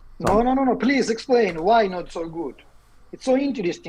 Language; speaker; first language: English; non-native, learner; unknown